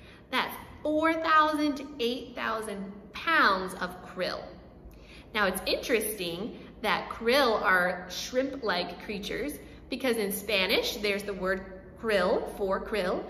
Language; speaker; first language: English; native; English